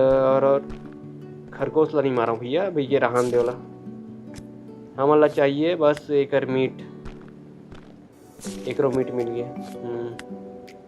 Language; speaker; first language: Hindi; non-native, local second language; Chhattisgarhi